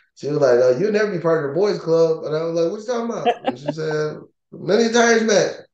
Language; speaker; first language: English; native; English